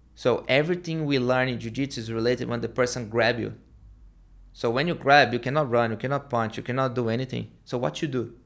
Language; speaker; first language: English; non-native, learner; Portuguese